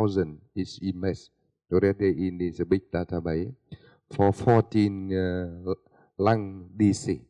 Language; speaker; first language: English; non-native, learner; Vietnamese